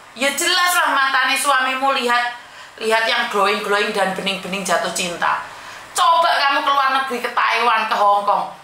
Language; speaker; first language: Indonesian; non-native, local second language; Javanese